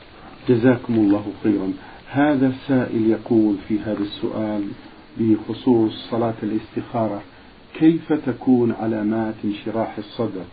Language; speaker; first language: Arabic; native; Arabic